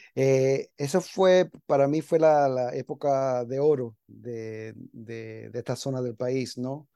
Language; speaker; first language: Spanish; early bilingual, heritage; Spanish